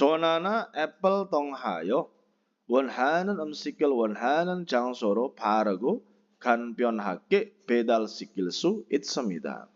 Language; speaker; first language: Korean; non-native, fluent; Indonesian